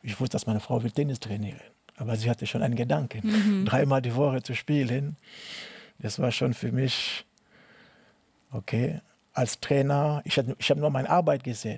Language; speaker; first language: German; non-native, learner; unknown